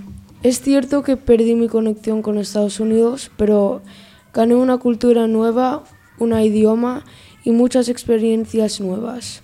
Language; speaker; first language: Spanish; early bilingual, other home language; English